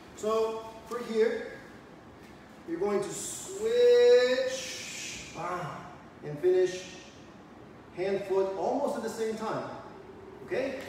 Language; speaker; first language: English; native; English